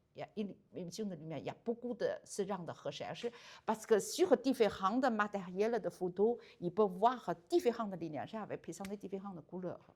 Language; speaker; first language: French; non-native, learner; Chinese